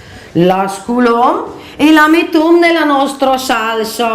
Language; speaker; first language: Italian; native; Italian